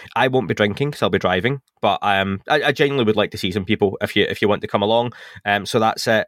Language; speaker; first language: English; native; English